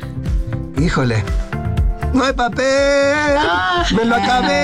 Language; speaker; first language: Spanish; native; Spanish